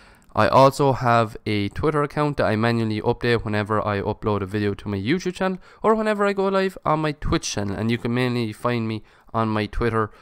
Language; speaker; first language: English; native; English